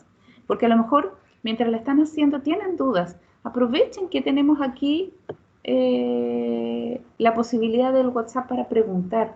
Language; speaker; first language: Spanish; native; Spanish